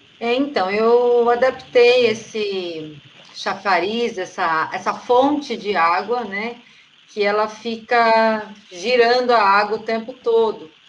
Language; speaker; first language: Portuguese; native; Portuguese